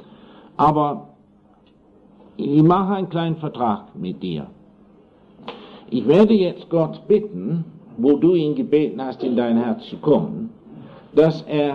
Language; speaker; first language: German; non-native, fluent; English